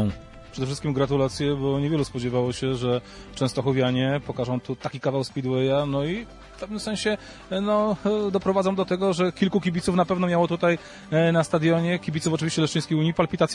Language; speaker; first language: Polish; native; Polish